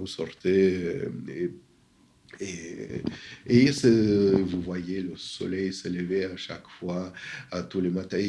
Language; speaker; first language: French; non-native, fluent; Russian